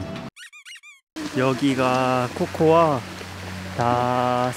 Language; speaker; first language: Japanese; non-native, learner; Korean